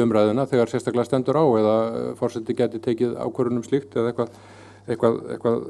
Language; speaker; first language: Icelandic; native; Icelandic